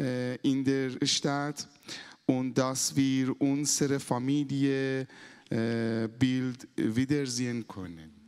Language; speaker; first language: German; non-native, learner; Persian